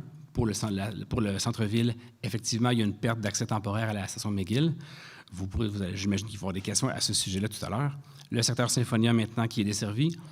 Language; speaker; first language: French; native; French